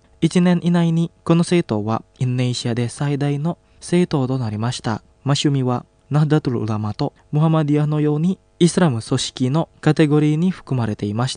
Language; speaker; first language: Japanese; non-native, fluent; Indonesian